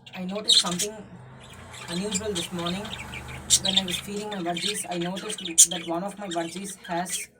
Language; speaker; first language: English; non-native, local second language; Tamil